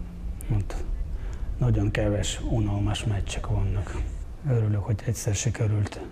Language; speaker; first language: Hungarian; non-native, fluent; Ukrainian